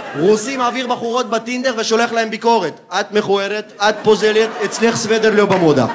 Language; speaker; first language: Hebrew; early bilingual, other home language; Russian